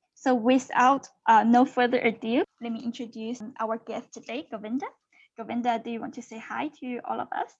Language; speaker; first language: English; non-native, fluent; Chinese